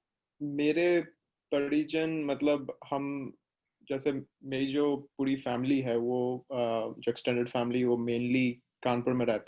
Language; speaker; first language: Hindi; native; Hindi